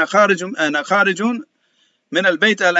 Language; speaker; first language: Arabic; non-native, fluent; English